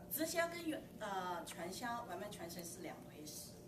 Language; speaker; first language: Chinese; native; Chinese